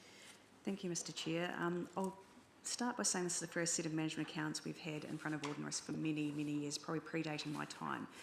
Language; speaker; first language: English; native; English